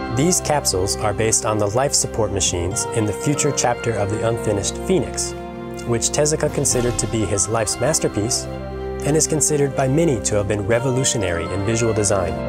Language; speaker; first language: English; native; English